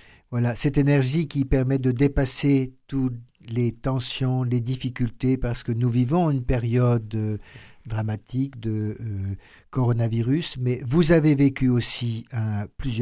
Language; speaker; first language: French; native; French